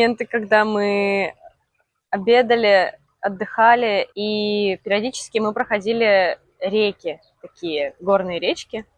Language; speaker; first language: Russian; native; Russian